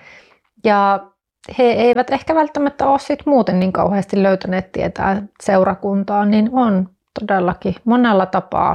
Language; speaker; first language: Finnish; native; Finnish